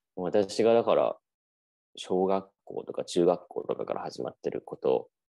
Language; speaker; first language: Japanese; native; Japanese